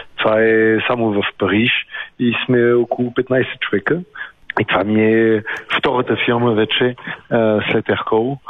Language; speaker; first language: Bulgarian; early bilingual, heritage; Bulgarian